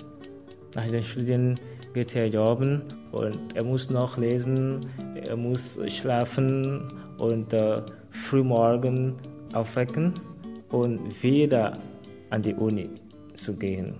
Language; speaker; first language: German; non-native, fluent; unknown